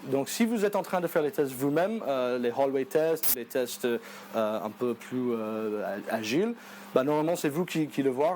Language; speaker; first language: French; non-native, fluent; English